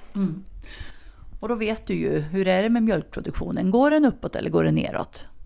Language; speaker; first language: Swedish; native; Swedish